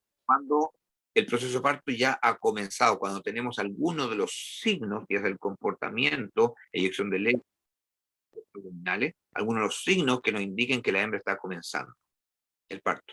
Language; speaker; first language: Spanish; native; Spanish